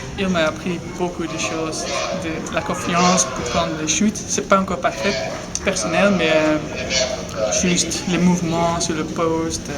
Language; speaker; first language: French; non-native, local second language; Dutch